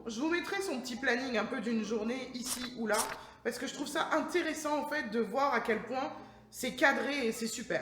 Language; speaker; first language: French; native; French